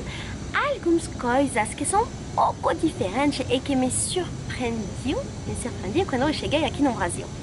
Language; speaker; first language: Portuguese; non-native, fluent; French